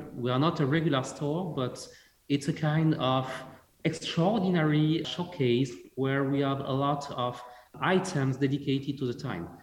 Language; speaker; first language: English; non-native, fluent; French